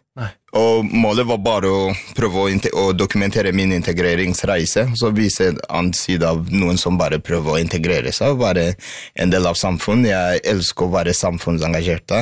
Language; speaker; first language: Norwegian; non-native, fluent; Swahili